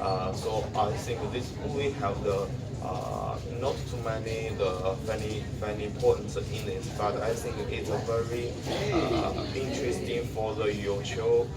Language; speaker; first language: English; non-native, learner; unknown